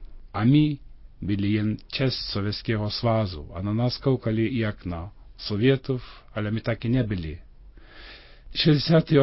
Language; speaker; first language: Czech; non-native, fluent; Lithuanian